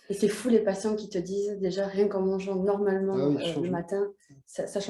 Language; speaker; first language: French; native; French